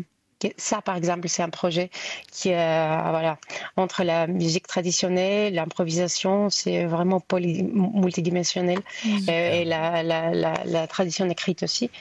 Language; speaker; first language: French; non-native, fluent; Greek